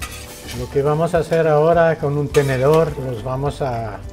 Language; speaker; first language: Spanish; non-native, fluent; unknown